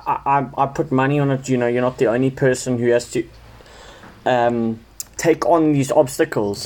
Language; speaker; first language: English; native; English